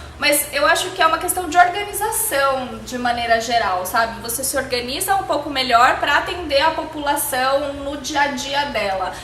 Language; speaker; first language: Portuguese; native; Portuguese